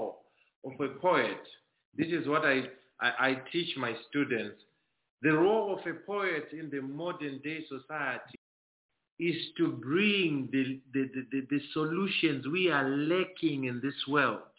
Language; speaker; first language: English; non-native, local second language; Shona